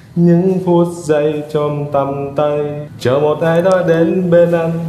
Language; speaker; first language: Vietnamese; native; Vietnamese